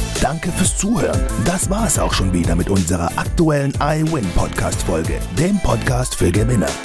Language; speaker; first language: German; native; German